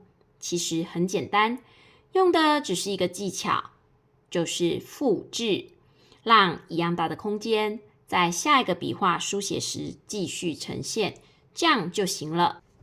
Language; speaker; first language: Chinese; native; Chinese